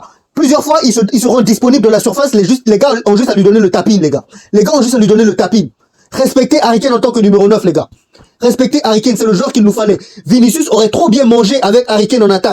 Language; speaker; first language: French; native; French